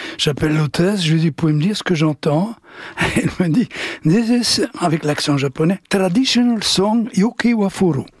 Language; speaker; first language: French; early bilingual, other home language; Italian